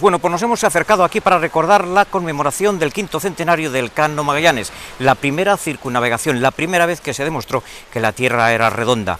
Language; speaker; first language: Spanish; native; Spanish